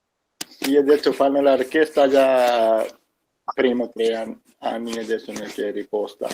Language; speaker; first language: Italian; non-native, learner; Urdu